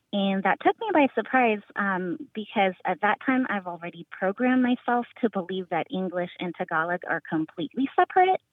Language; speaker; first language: English; early bilingual, other home language; Filipino